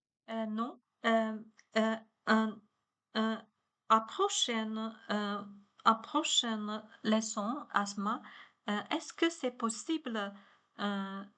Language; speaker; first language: French; non-native, learner; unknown